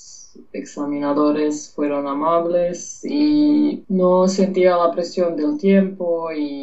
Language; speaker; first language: Spanish; non-native, fluent; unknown